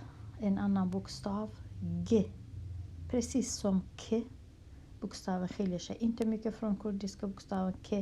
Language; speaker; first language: Swedish; non-native, local second language; Kurdish